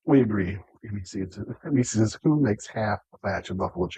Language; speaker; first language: English; native; English